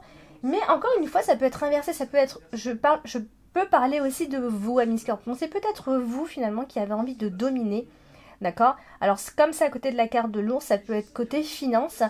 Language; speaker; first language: French; native; French